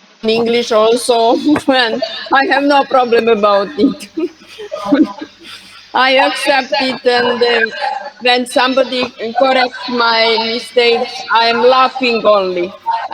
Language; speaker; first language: English; non-native, learner; Hungarian